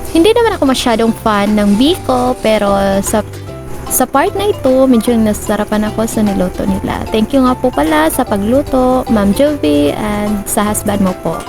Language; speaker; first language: Filipino; non-native, local second language; Cebuano